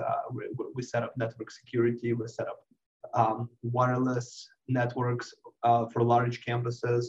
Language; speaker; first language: English; non-native, fluent; Russian